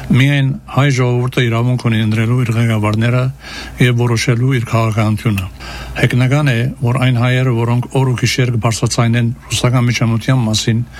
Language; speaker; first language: Armenian; early bilingual, heritage; Armenian